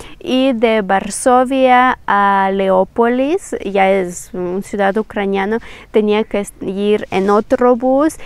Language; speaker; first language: Spanish; non-native, fluent; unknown